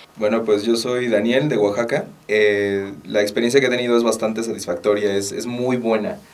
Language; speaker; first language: Spanish; native; Spanish